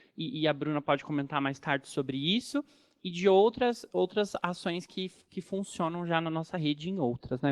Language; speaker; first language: Portuguese; native; Portuguese